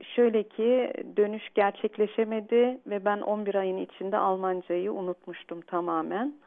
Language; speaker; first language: Turkish; early bilingual, heritage; Turkish